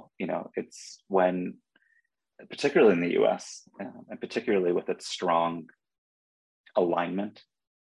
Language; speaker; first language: English; native; English